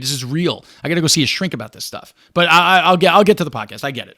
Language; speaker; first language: English; native; English